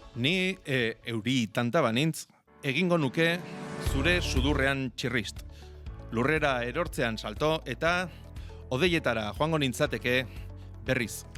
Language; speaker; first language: Basque; native; Basque